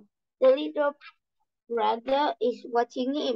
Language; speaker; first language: English; non-native, learner; Vietnamese